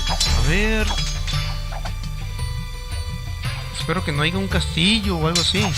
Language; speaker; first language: Spanish; native; Spanish